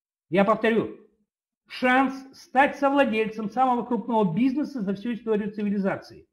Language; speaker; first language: Russian; native; Russian